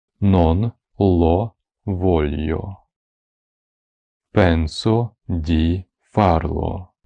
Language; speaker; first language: Italian; non-native, fluent; Ukrainian